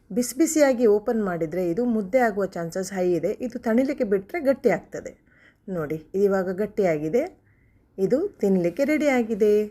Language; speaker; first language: Kannada; non-native, local second language; Konkani